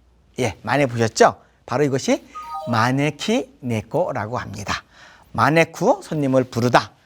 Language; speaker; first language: Korean; native; Korean